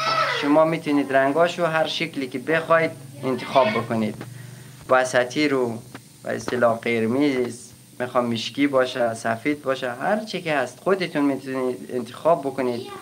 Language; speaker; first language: Persian; native; Persian